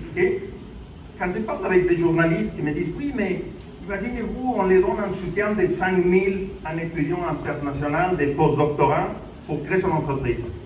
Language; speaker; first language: French; non-native, fluent; Spanish